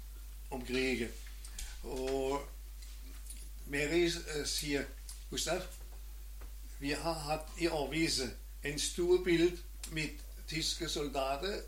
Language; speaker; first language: Norwegian; non-native, learner; German